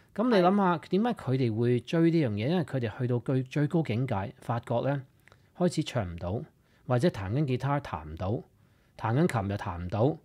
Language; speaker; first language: Cantonese; early bilingual, heritage; English